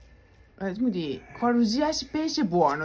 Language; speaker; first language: Italian; non-native, learner; Japanese